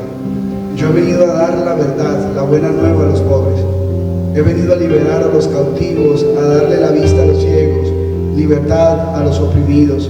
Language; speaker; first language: Spanish; native; Spanish